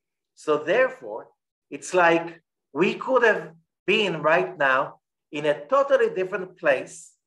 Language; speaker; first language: English; non-native, fluent; Hebrew